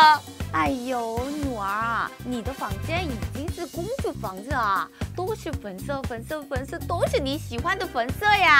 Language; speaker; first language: Chinese; non-native, fluent; Korean